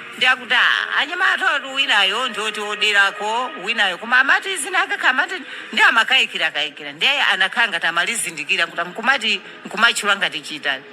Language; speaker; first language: Nyanja; native; Nyanja